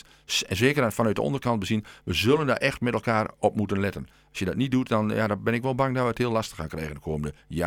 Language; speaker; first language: Dutch; native; Dutch